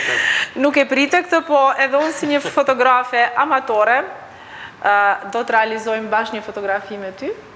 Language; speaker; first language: Albanian; native; Albanian